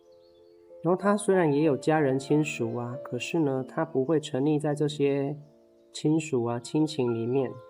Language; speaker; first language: Chinese; native; Chinese